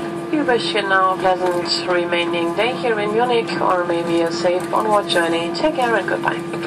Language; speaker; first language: English; non-native, fluent; German